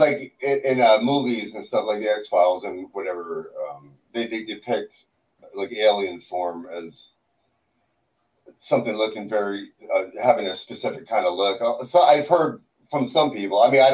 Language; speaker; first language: English; native; English